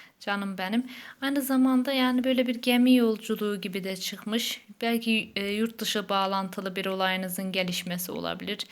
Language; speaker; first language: Turkish; native; Turkish